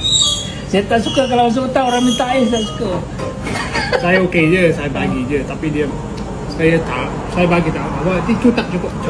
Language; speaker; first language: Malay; non-native, learner; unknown